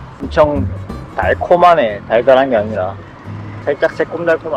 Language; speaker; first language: Korean; native; Korean